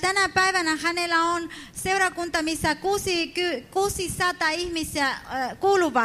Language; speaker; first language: Finnish; non-native, fluent; Spanish